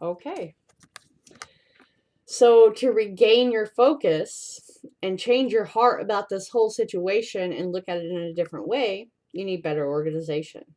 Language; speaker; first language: English; native; English